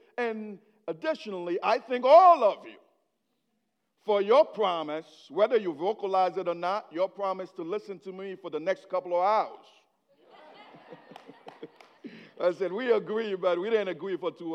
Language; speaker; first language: English; non-native, fluent; Haitian Creole